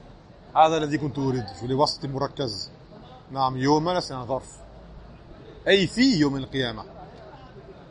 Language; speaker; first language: Arabic; non-native, fluent; French